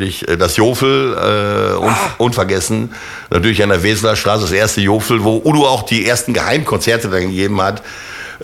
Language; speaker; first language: German; native; German